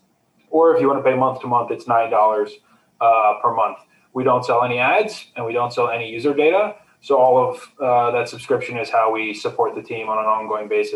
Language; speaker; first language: English; native; English